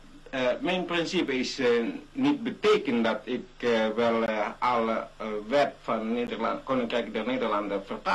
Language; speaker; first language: Dutch; non-native, local second language; Malay